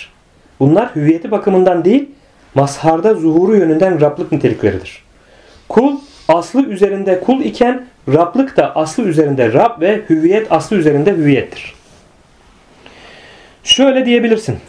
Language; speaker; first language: Turkish; native; Turkish